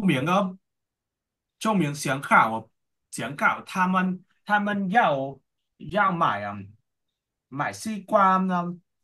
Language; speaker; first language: Chinese; non-native, learner; Vietnamese